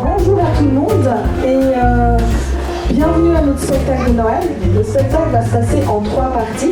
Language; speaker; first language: French; native; French